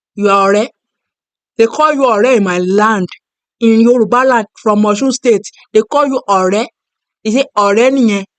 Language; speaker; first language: Nigerian Pidgin; non-native, local second language; Yoruba